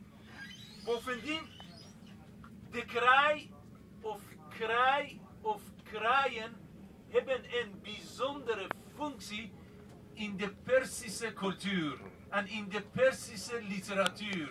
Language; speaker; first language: Dutch; non-native, fluent; Persian